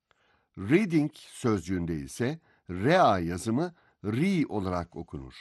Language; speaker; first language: Turkish; native; Turkish